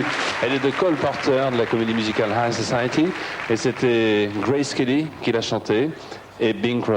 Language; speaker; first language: French; native; French